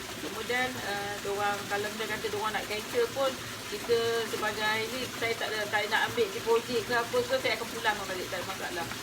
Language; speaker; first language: Malay; native; Malay